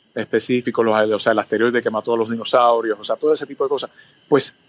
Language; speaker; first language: Spanish; early bilingual, other home language; English